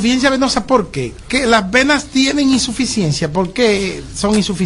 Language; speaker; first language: Spanish; native; Spanish